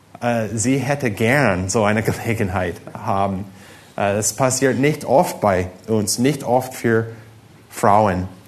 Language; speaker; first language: German; non-native, fluent; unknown